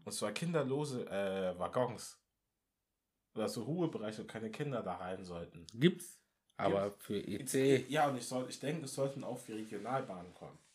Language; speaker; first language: German; non-native, local second language; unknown